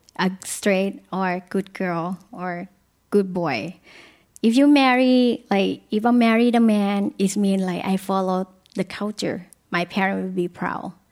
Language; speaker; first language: English; non-native, learner; Thai